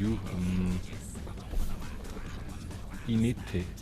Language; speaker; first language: Mongolian; non-native, learner; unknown